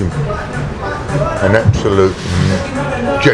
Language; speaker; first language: English; native; English